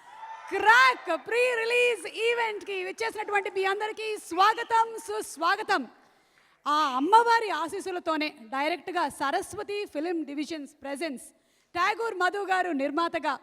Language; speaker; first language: Telugu; native; Telugu